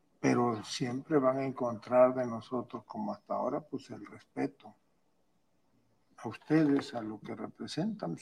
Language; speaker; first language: Spanish; native; Spanish